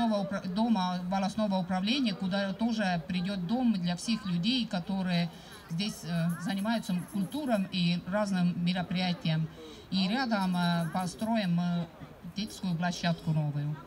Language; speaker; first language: Russian; non-native, local second language; Estonian